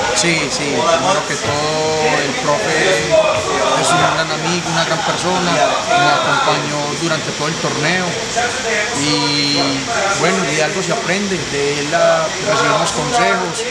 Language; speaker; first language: Spanish; native; Spanish